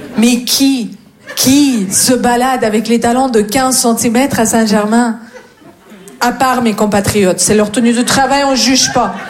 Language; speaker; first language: French; non-native, fluent; Russian